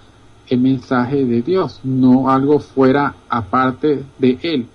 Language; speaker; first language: Spanish; native; Spanish